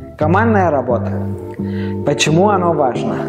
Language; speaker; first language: Russian; non-native, learner; Armenian